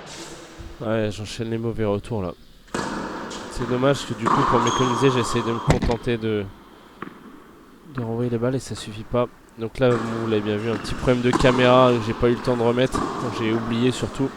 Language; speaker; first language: French; native; French